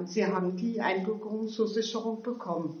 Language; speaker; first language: German; early bilingual, other home language; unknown